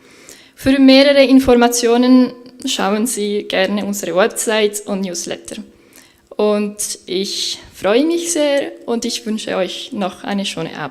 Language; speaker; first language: German; non-native, fluent; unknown